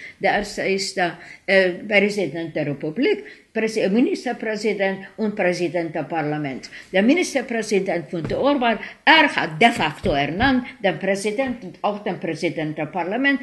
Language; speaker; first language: German; non-native, fluent; Hungarian